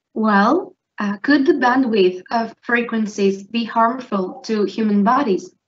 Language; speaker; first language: English; non-native, fluent; Greek